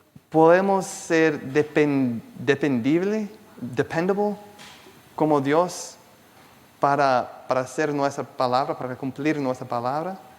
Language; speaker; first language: Spanish; non-native, fluent; Portuguese